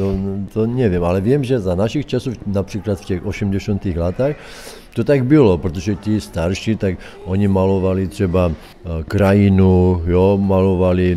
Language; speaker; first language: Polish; non-native, learner; Czech